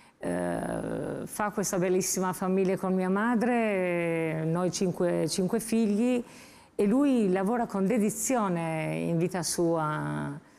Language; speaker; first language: Italian; non-native, fluent; Albanian